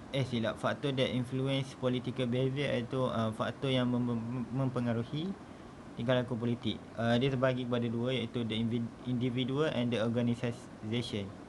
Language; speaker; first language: Malay; native; Malay